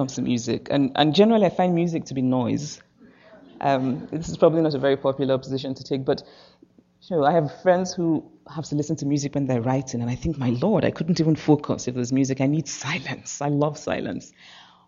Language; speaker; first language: English; non-native, local second language; Igbo